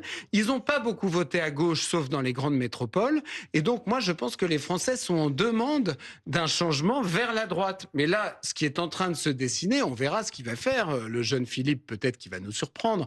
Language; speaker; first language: French; native; French